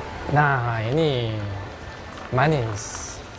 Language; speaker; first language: Indonesian; non-native, fluent; Korean